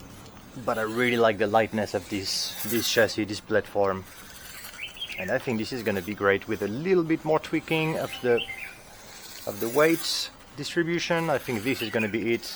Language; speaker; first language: English; non-native, fluent; French